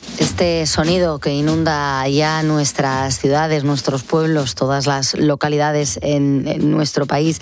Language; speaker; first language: Spanish; native; Spanish